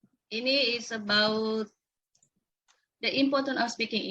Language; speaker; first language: English; non-native, learner; Indonesian